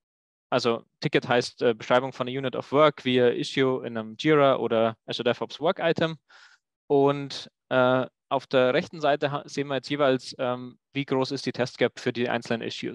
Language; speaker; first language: German; native; German